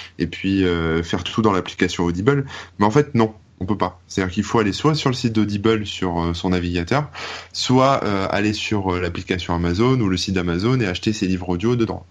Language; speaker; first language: French; native; French